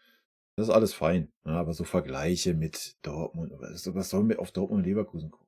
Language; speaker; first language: German; native; German